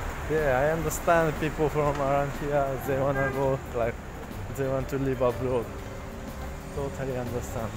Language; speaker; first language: English; non-native, learner; Japanese